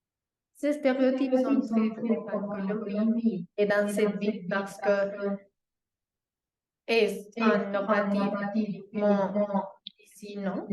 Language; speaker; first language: French; non-native, learner; Spanish